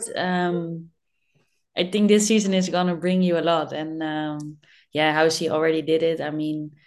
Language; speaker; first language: English; non-native, fluent; Dutch